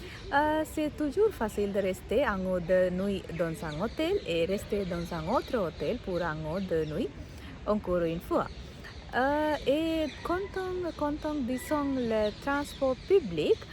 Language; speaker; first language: French; non-native, learner; Sinhala